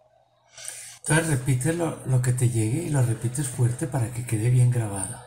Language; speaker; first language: Spanish; native; Spanish